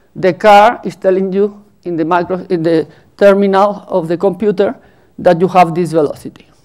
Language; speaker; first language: English; non-native, fluent; Spanish